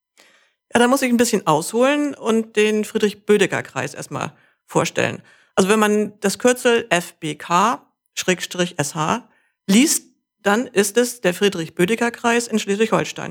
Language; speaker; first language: German; native; German